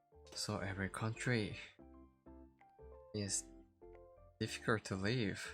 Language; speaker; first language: English; non-native, learner; Korean